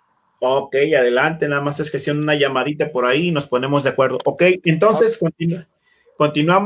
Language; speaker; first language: Spanish; native; Spanish